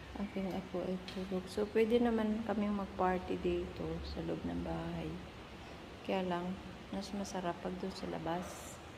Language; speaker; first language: Filipino; native; Filipino